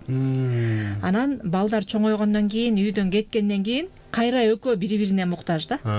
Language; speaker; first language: Kyrgyz; native; Kyrgyz